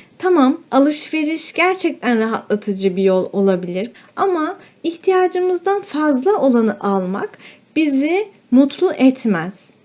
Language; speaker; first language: Turkish; native; Turkish